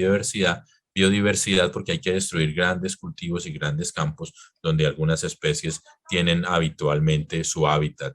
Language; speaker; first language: Spanish; native; Spanish